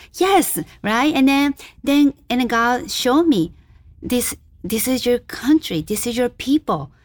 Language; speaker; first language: English; non-native, fluent; Japanese